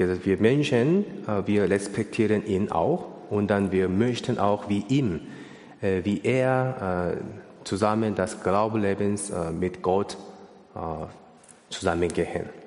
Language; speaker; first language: German; non-native, learner; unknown